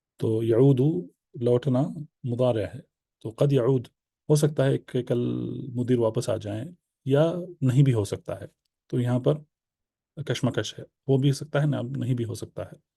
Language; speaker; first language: Urdu; native; Urdu